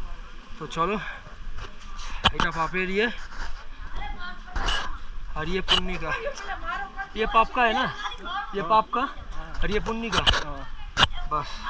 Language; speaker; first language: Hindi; non-native, local second language; Bangla